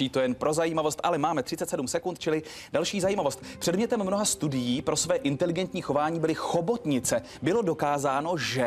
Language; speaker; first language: Czech; native; Czech